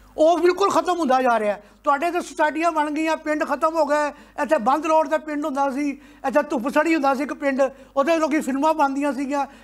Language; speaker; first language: Punjabi; native; Punjabi